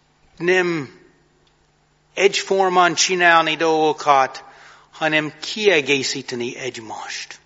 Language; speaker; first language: Hungarian; non-native, fluent; English